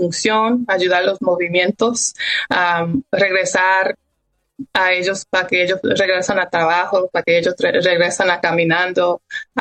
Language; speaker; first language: Spanish; early bilingual, heritage; Spanish